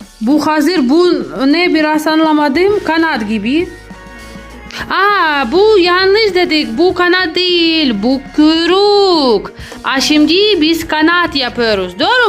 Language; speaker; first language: Turkish; non-native, learner; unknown